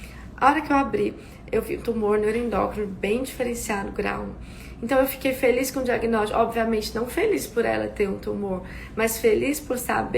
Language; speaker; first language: Portuguese; native; Portuguese